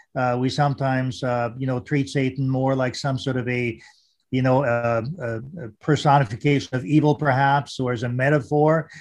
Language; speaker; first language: English; non-native, fluent; German